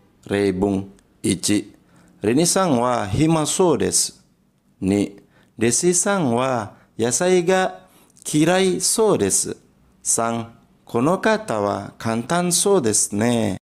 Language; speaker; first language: Japanese; non-native, learner; Indonesian